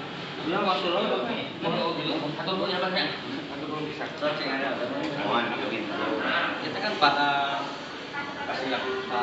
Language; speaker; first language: Indonesian; non-native, local second language; Sundanese